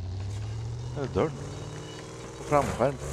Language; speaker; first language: Swedish; native; Swedish